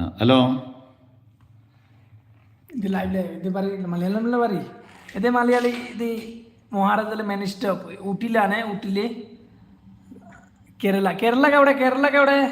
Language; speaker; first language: Malayalam; non-native, learner; Bangla